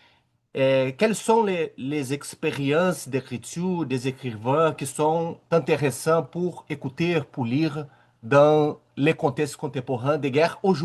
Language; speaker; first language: French; non-native, learner; Portuguese